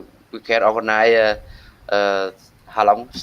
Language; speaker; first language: English; non-native, learner; Vietnamese